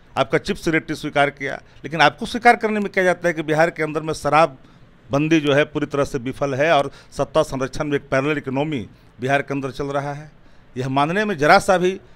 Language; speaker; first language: Hindi; native; Hindi